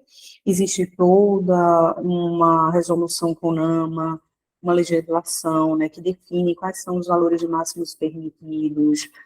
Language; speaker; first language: Portuguese; native; Portuguese